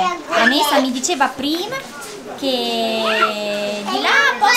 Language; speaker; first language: Italian; native; Italian